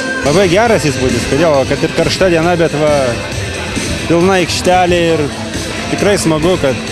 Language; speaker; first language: Lithuanian; native; Lithuanian